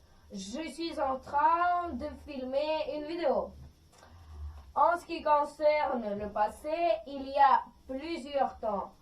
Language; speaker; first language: French; non-native, fluent; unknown